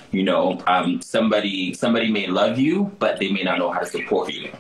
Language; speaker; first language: English; early bilingual, other home language; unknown